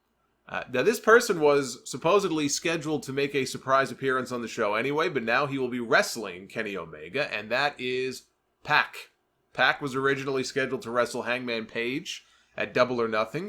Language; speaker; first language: English; native; English